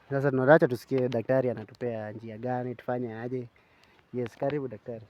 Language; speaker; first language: Swahili; native; Swahili